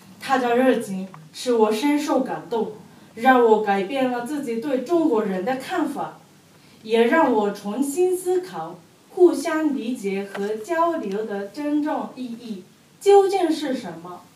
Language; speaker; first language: Chinese; non-native, learner; Japanese